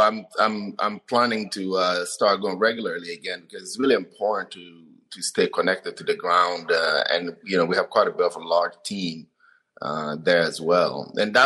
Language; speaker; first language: English; non-native, fluent; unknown